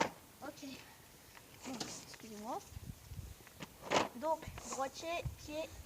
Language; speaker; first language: French; native; French